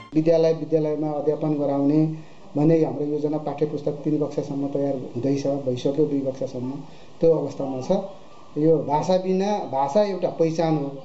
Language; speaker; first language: Nepali; non-native, local second language; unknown